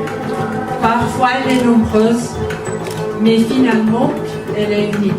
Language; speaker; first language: French; non-native, learner; Portuguese